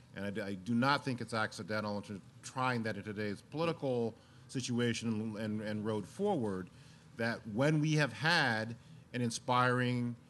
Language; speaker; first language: English; native; English